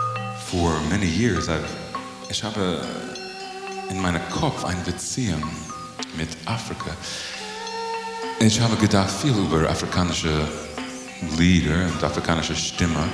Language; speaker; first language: German; non-native, fluent; English